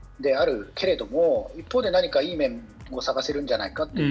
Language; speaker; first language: Japanese; native; Japanese